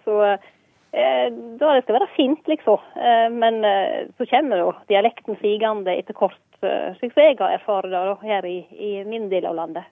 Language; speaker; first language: Norwegian; native; Norwegian